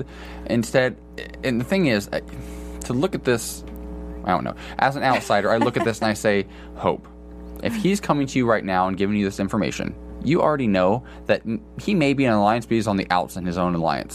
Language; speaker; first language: English; native; English